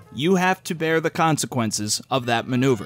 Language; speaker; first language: English; native; English